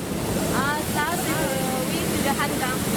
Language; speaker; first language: French; non-native, learner; Korean